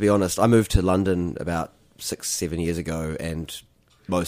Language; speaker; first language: English; native; English